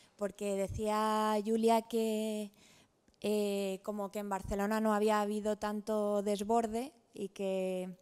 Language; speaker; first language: Spanish; native; Spanish